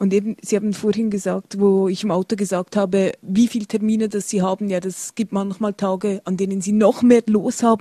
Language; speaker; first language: German; native; German